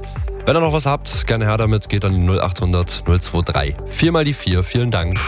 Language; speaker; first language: German; native; German